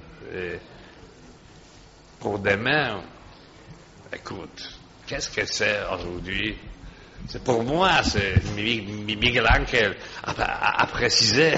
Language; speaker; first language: French; non-native, fluent; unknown